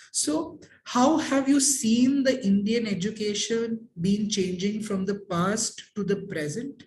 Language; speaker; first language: English; non-native, local second language; Hindi